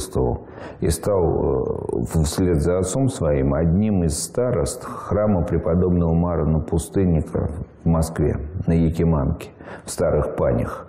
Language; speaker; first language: Russian; native; Russian